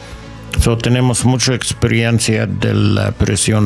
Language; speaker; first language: Spanish; non-native, learner; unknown